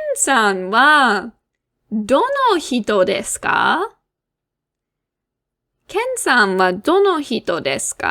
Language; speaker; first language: Japanese; non-native, fluent; English